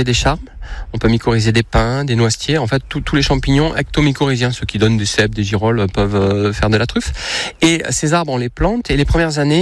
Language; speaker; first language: French; native; French